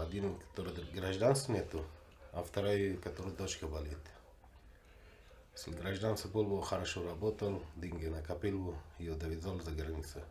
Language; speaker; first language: Russian; non-native, local second language; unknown